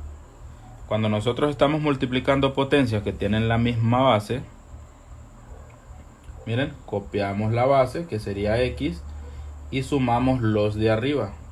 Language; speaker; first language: Spanish; native; Spanish